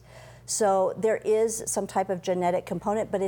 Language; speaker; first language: English; native; English